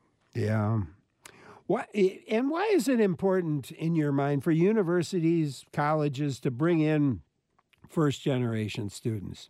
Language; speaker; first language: English; native; English